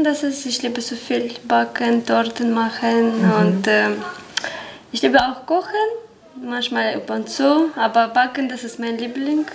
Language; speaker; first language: German; non-native, learner; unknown